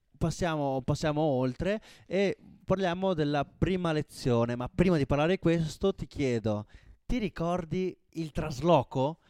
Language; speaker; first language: Italian; native; Italian